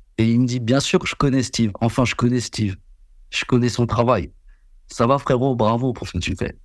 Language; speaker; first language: French; early bilingual, other home language; Vietnamese